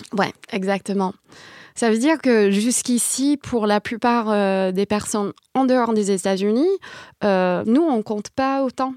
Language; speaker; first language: French; non-native, fluent; Vietnamese